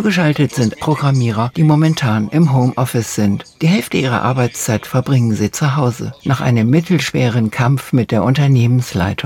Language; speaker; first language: German; native; German